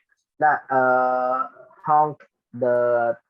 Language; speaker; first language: English; non-native, learner; Vietnamese